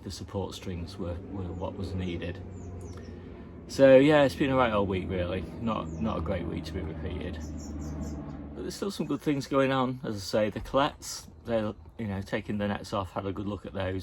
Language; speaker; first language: English; native; English